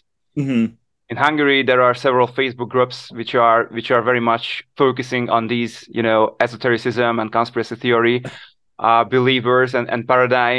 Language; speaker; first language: English; non-native, fluent; Hungarian